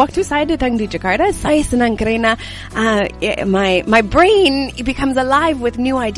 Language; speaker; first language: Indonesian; non-native, learner; English